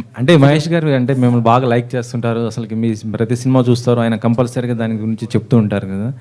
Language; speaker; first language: Telugu; native; Telugu